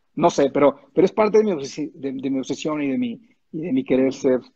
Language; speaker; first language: Spanish; native; Spanish